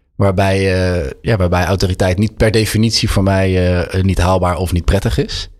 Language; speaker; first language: Dutch; native; Dutch